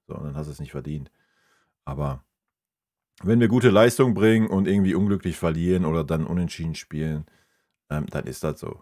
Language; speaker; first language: German; native; German